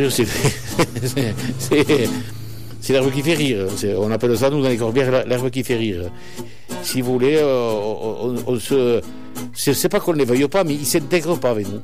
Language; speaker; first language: French; native; French